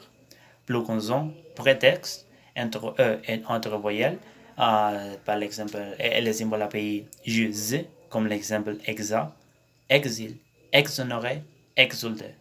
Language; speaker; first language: French; non-native, learner; Spanish